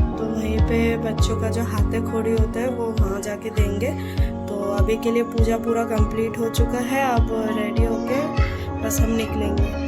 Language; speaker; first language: Hindi; non-native, local second language; Bangla